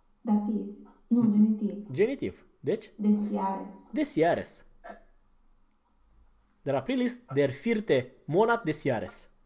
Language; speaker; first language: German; non-native, fluent; Romanian